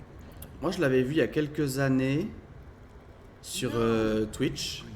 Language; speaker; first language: French; native; French